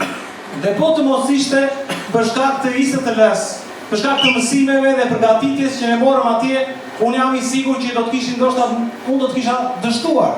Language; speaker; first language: Albanian; native; Albanian